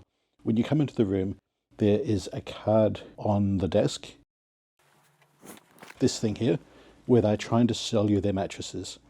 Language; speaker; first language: English; native; English